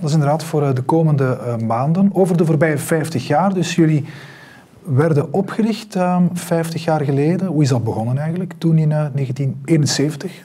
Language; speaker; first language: Dutch; native; Dutch